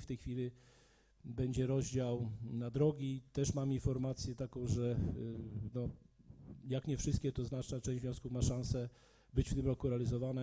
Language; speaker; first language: Polish; native; Polish